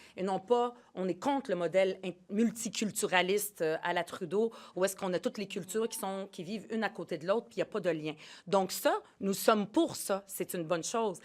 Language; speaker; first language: French; early bilingual, other home language; Arabic